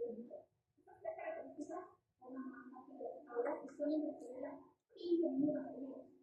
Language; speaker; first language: Spanish; native; Spanish